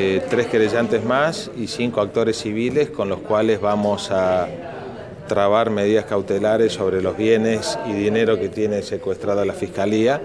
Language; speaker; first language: Spanish; native; Spanish